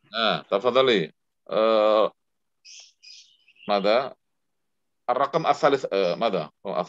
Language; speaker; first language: Arabic; non-native, fluent; Indonesian